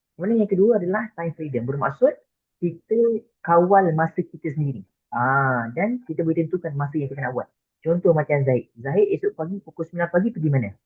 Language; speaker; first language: Malay; native; Malay